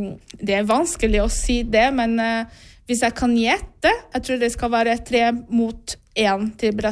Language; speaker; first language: Norwegian; non-native, fluent; Portuguese